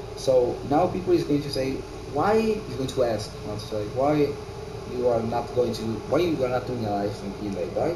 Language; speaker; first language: English; non-native, learner; Italian